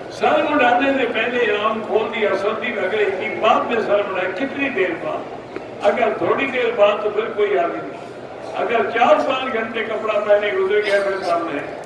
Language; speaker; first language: Urdu; native; Urdu